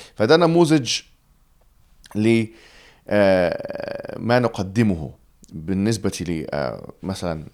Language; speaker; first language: Arabic; early bilingual, heritage; Arabic